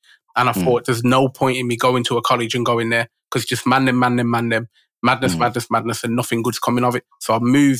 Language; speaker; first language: English; native; English